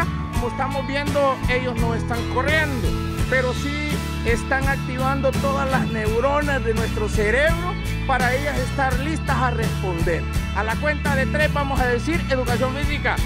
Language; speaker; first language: Spanish; native; Spanish